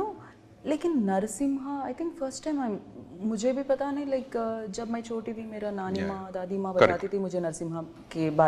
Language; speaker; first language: Hindi; non-native, local second language; Telugu